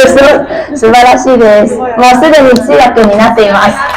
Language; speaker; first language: Japanese; non-native, fluent; Chinese